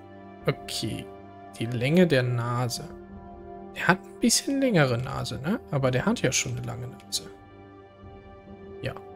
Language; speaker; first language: German; native; German